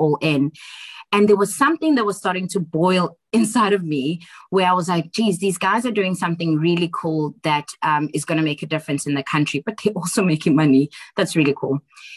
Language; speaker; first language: English; non-native, local second language; Xhosa